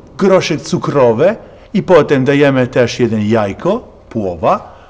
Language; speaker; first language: Polish; non-native, learner; Italian